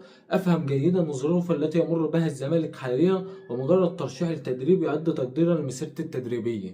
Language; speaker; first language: Arabic; native; Arabic